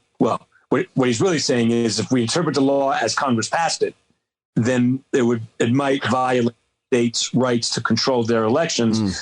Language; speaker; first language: English; native; English